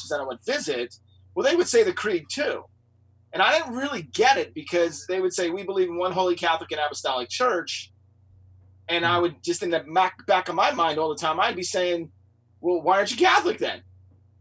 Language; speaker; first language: English; native; English